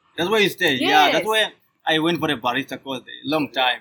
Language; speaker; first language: English; non-native, local second language; Shona